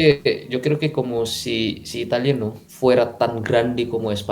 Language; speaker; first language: Spanish; non-native, fluent; Indonesian